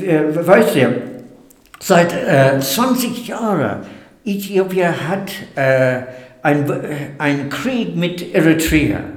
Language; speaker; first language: German; non-native, fluent; English